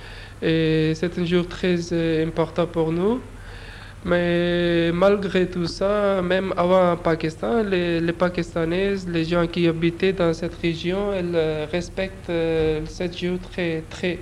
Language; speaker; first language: French; non-native, learner; Urdu